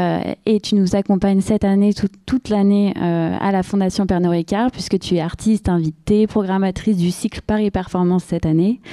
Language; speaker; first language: French; native; French